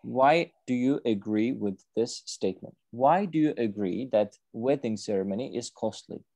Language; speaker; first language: English; non-native, fluent; Azerbaijani